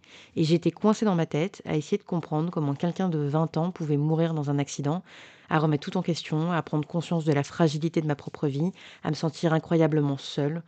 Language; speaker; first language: French; native; French